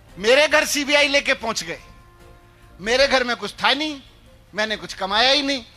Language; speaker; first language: Hindi; native; Hindi